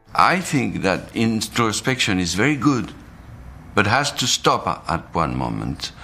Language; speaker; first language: English; non-native, fluent; Arabic